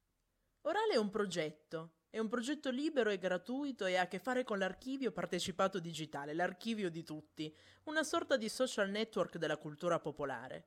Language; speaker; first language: Italian; native; Italian